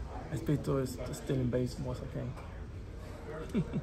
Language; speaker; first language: English; non-native, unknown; Spanish